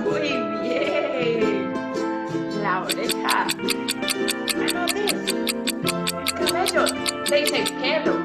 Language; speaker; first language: Spanish; non-native, fluent; English